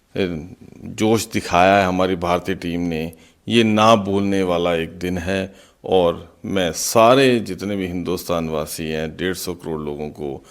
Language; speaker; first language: Hindi; non-native, local second language; Punjabi